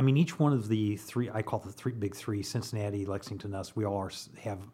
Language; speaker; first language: English; native; English